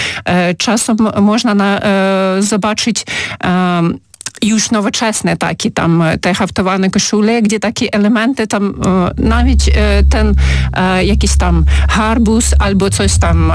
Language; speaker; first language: Polish; non-native, fluent; Ukrainian